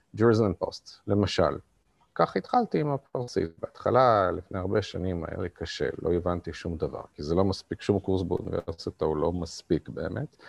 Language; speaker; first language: Hebrew; non-native, fluent; Russian